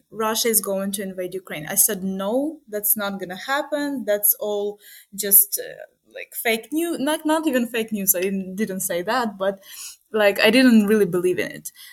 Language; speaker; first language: English; non-native, fluent; Ukrainian